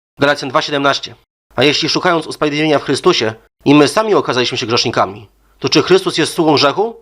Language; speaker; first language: Polish; native; Polish